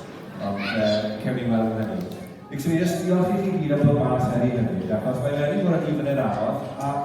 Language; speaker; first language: Welsh; native; Welsh